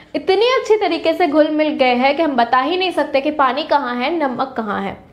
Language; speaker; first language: Hindi; native; Hindi